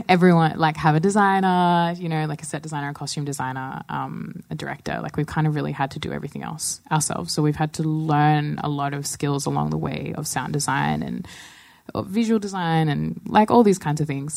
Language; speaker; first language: English; native; English